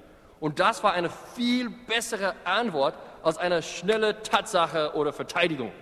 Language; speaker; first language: German; non-native, fluent; English